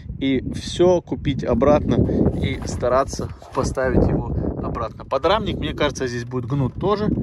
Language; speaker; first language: Russian; native; Russian